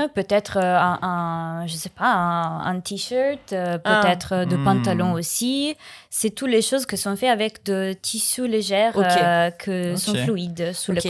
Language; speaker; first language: French; non-native, learner; Italian